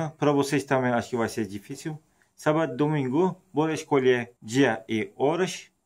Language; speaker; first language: Portuguese; non-native, learner; Turkish